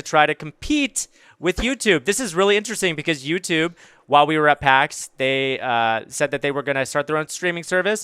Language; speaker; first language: English; native; English